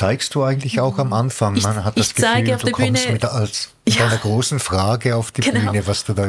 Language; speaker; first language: German; native; German